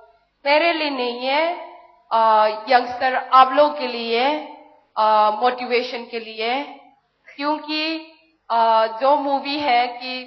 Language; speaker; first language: Hindi; non-native, local second language; Manipuri